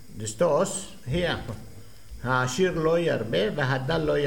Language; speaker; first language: Danish; non-native, fluent; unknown